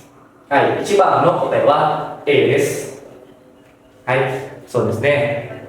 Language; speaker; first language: Japanese; non-native, fluent; Indonesian